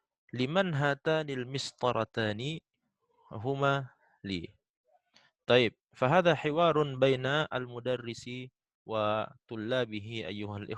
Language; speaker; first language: Arabic; non-native, fluent; Indonesian